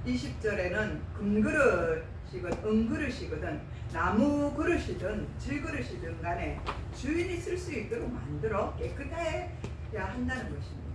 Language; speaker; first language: Korean; native; Korean